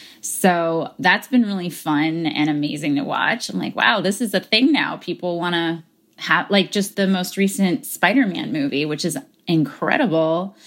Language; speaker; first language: English; native; English